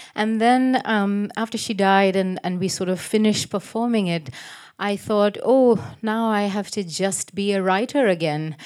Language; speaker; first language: English; native; English